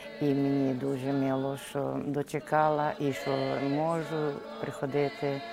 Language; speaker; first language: Ukrainian; early bilingual, heritage; Ukrainian